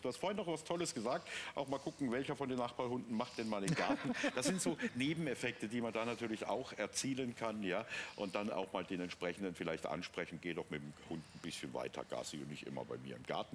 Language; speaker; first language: German; native; German